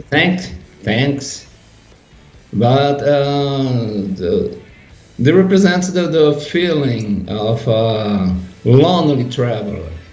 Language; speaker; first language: English; non-native, learner; Portuguese